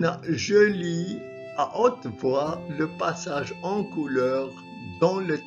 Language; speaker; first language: French; non-native, local second language; Arabic